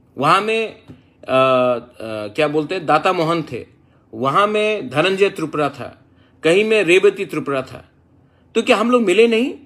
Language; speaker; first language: Hindi; non-native, local second language; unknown